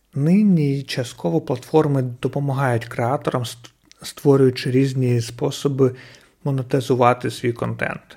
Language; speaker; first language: Ukrainian; non-native, local second language; Russian